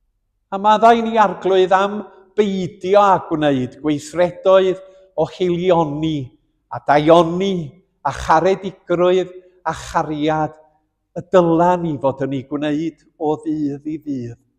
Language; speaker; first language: Welsh; native; Welsh